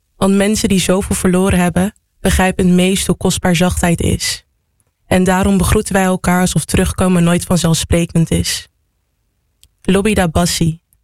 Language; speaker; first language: Dutch; native; Dutch